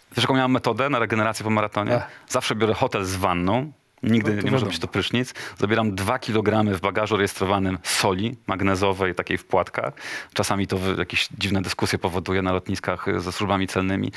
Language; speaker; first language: Polish; native; Polish